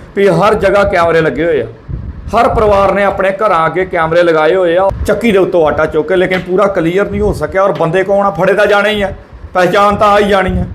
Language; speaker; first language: Punjabi; native; Punjabi